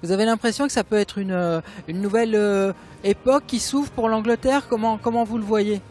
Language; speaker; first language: French; native; French